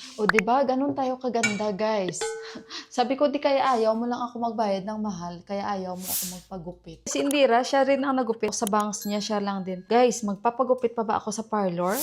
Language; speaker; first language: Filipino; native; Filipino